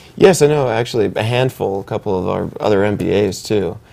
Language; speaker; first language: English; native; English